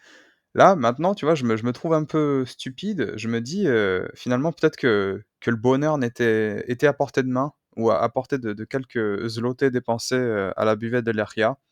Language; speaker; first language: French; native; French